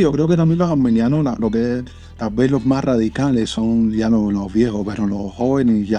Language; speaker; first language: Spanish; native; Spanish